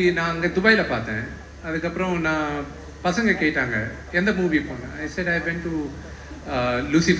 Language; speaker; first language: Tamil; non-native, local second language; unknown